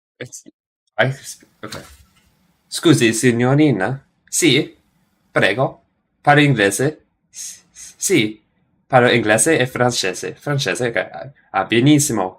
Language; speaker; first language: Italian; non-native, learner; English